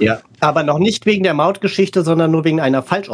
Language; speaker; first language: German; native; German